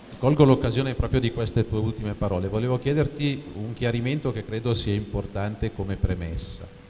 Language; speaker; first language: Italian; native; Italian